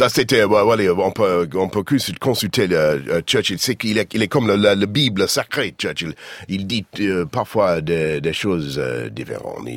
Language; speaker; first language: French; non-native, fluent; English